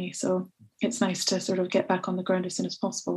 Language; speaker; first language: English; native; English